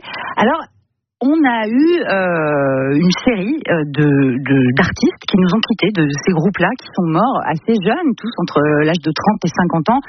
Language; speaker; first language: French; native; French